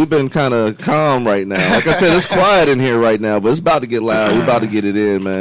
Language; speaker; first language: English; native; English